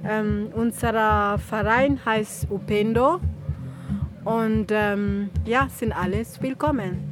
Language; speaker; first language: German; non-native, learner; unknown